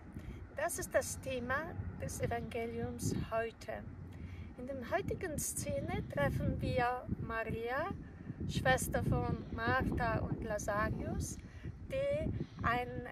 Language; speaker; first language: German; non-native, fluent; Polish